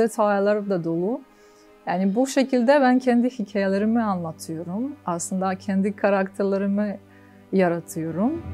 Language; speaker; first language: Turkish; non-native, fluent; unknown